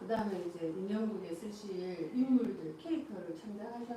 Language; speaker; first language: Korean; native; Korean